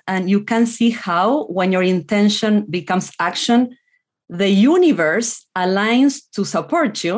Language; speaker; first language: English; non-native, fluent; Spanish